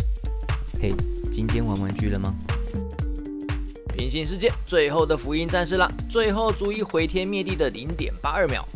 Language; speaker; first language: Chinese; native; Chinese